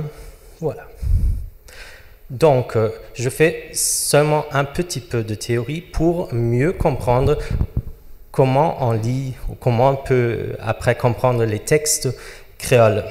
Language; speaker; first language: French; non-native, fluent; German